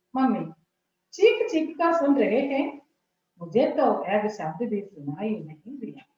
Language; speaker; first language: Hindi; non-native, local second language; Malayalam